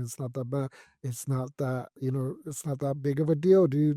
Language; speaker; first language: English; native; English